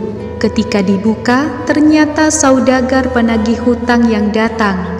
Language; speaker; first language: Indonesian; native; Indonesian